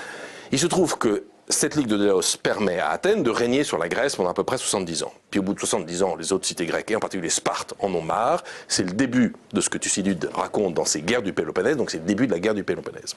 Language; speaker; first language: French; native; French